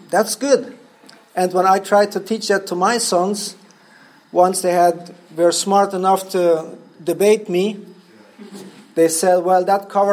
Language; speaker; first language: English; non-native, fluent; Spanish